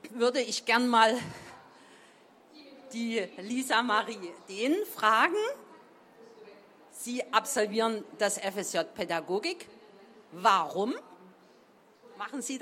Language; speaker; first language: German; native; German